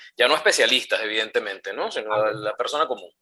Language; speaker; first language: Spanish; native; Spanish